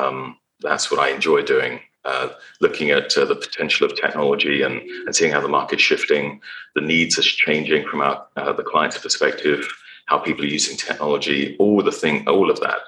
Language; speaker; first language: English; native; English